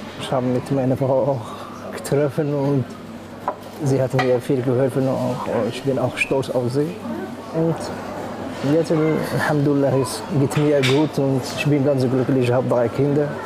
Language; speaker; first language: German; non-native, learner; Arabic